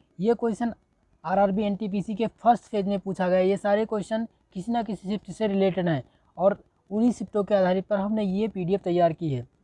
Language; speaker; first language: Hindi; native; Hindi